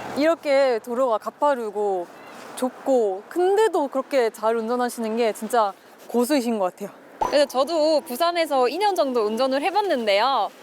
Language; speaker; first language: Korean; non-native, fluent; Swedish